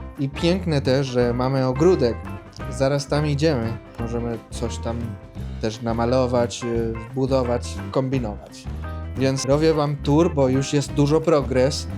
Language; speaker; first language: Polish; non-native, fluent; Spanish